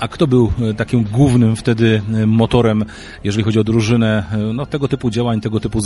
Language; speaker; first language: Polish; native; Polish